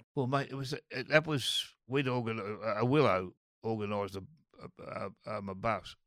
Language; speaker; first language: English; native; English